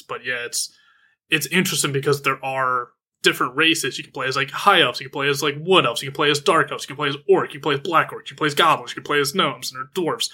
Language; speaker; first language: English; native; English